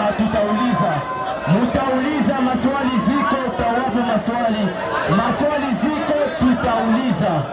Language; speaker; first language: Swahili; native; Swahili